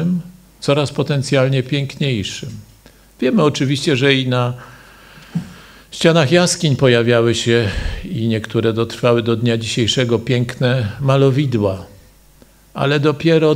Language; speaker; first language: Polish; native; Polish